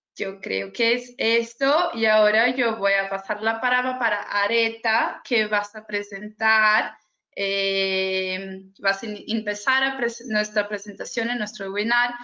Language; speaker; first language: Spanish; non-native, fluent; Portuguese